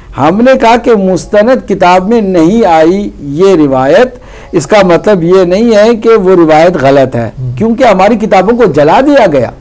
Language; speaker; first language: Urdu; native; Urdu